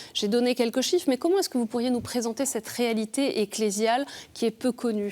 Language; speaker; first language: French; native; French